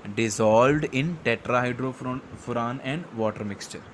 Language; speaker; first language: English; non-native, local second language; Punjabi